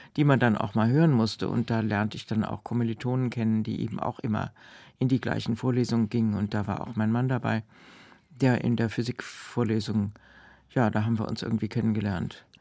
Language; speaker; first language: German; native; German